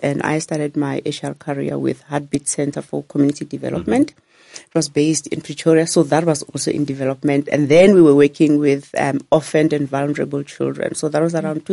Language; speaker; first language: English; non-native, local second language; Northern Sotho